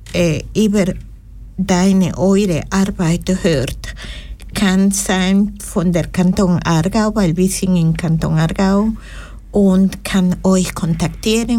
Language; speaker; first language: German; non-native, fluent; Spanish